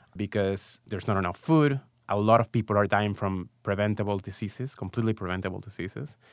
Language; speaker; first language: English; non-native, fluent; Spanish